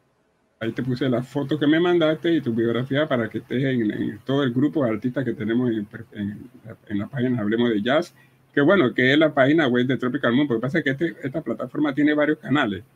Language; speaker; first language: Spanish; native; Spanish